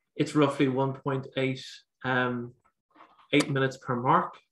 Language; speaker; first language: English; native; English